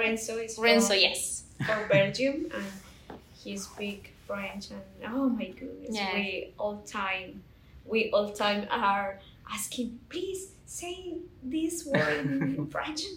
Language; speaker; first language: English; non-native, learner; Spanish